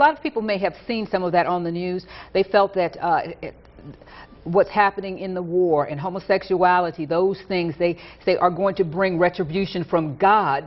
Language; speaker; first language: English; native; English